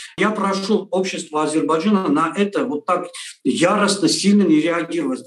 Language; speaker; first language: Russian; non-native, local second language; Armenian